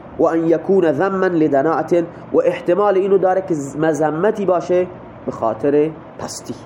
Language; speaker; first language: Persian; non-native, local second language; Baluchi